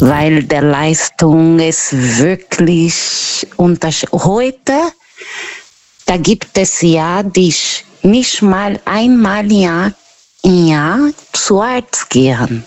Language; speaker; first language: German; non-native, fluent; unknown